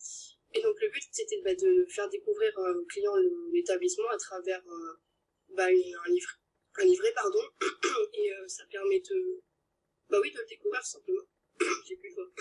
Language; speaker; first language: French; native; French